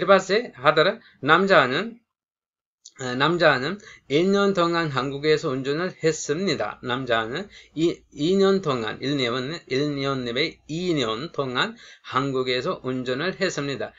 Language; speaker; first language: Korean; non-native, fluent; Sinhala